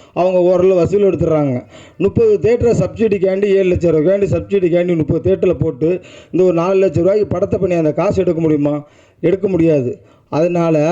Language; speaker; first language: Tamil; native; Tamil